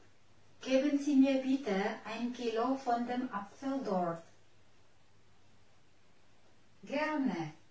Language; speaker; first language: German; non-native, learner; Indonesian